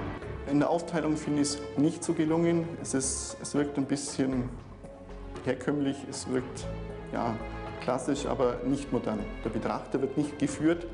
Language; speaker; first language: German; native; German